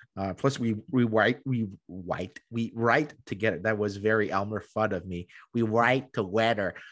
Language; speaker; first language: English; native; English